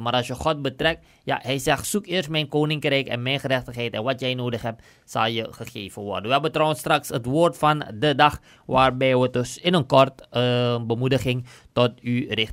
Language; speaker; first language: Dutch; native; Dutch